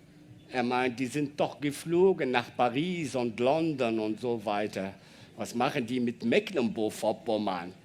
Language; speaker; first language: German; non-native, learner; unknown